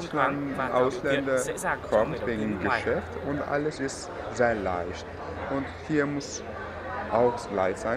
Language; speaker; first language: German; non-native, fluent; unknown